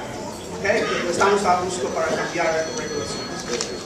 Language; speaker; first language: Spanish; early bilingual, heritage; English